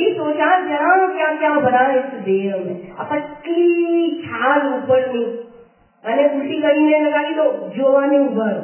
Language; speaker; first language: Hindi; non-native, local second language; Gujarati